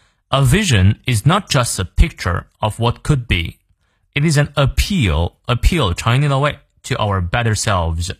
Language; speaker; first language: English; non-native, fluent; Chinese